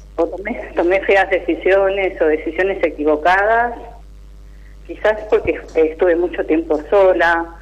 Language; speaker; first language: Spanish; native; Spanish